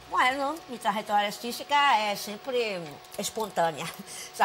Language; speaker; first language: Spanish; non-native, fluent; Portuguese